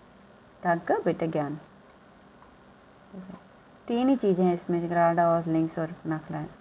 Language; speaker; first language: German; non-native, fluent; Hindi